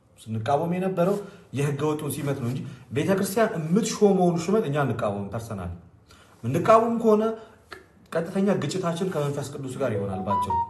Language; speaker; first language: Amharic; non-native, local second language; Oromo